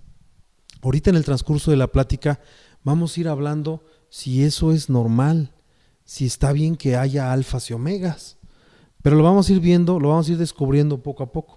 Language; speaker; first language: Spanish; native; Spanish